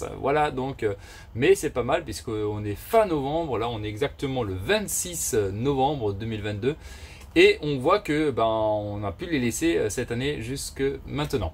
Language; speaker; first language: French; native; French